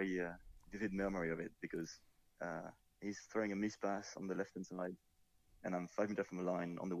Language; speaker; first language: English; non-native, fluent; French